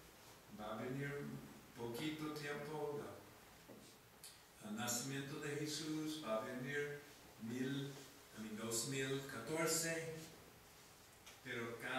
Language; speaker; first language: Spanish; non-native, fluent; English